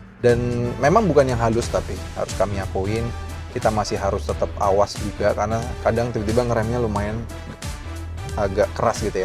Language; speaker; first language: Indonesian; native; Indonesian